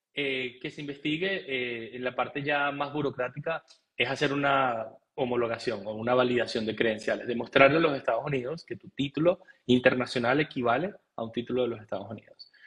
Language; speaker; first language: Spanish; native; Spanish